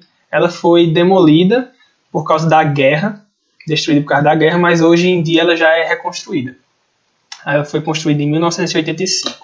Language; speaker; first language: Portuguese; native; Portuguese